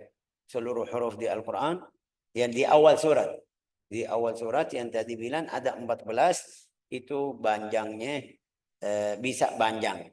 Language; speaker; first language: Indonesian; non-native, fluent; Arabic